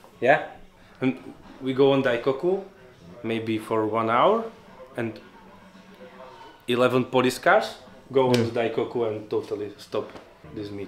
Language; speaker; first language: English; non-native, learner; Polish